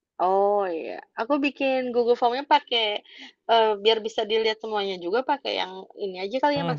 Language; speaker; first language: Indonesian; native; Indonesian